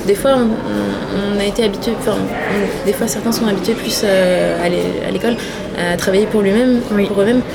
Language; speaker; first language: French; native; French